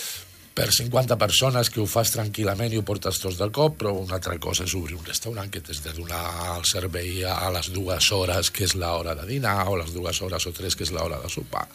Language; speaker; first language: Catalan; native; Catalan